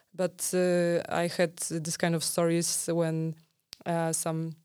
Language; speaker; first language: English; non-native, fluent; Polish